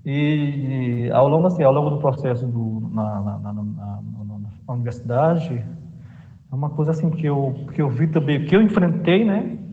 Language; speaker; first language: Portuguese; non-native, local second language; Kayapó